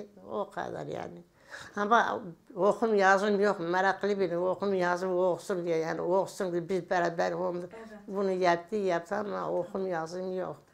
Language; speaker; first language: Turkish; non-native, local second language; Kurdish